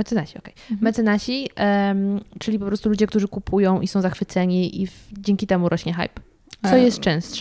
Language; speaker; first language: Polish; native; Polish